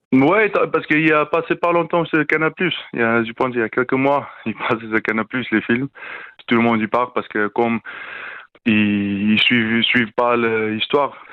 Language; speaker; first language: French; non-native, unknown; Afrikaans